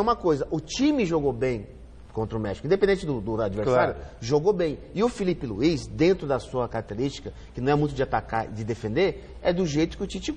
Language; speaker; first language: Portuguese; native; Portuguese